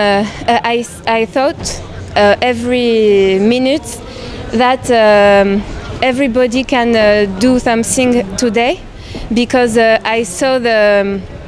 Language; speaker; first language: English; non-native, learner; French